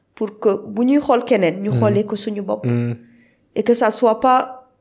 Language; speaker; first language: French; non-native, local second language; Wolof